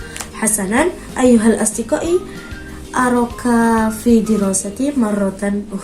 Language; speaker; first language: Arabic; non-native, learner; Indonesian